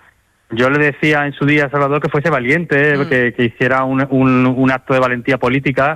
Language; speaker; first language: Spanish; native; Spanish